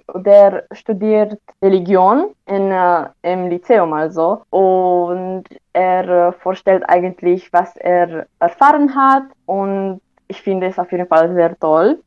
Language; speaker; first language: German; non-native, fluent; Romanian